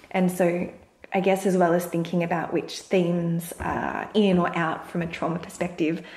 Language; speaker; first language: English; native; English